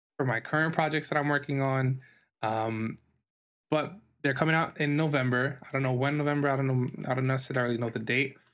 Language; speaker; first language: English; native; English